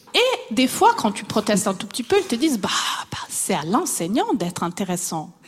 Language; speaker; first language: French; non-native, fluent; Italian